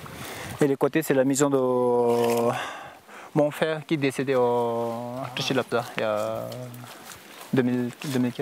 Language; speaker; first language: French; non-native, fluent; Sherpa